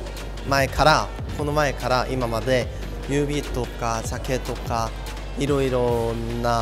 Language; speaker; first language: Japanese; non-native, learner; Korean